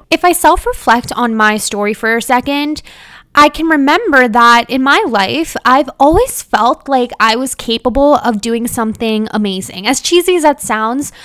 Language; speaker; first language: English; early bilingual, other home language; Hindi